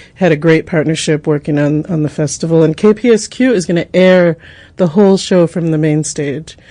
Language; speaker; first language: English; native; English